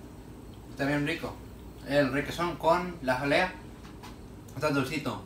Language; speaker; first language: Spanish; early bilingual, heritage; Spanish